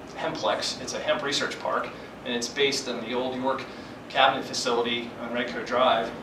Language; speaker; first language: English; native; English